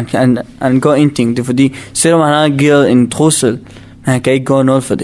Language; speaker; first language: Danish; non-native, learner; Kurdish